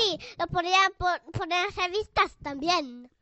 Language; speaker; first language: Spanish; early bilingual, heritage; Spanish